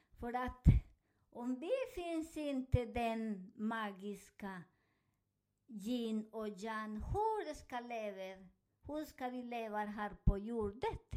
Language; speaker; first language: Swedish; non-native, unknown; Spanish